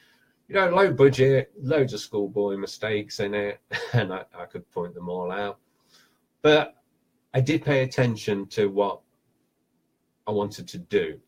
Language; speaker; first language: English; native; English